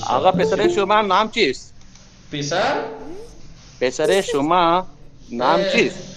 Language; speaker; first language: Persian; non-native, learner; Urdu